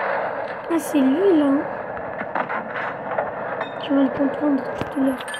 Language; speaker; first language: French; native; French